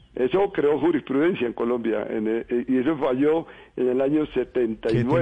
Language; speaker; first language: Spanish; native; Spanish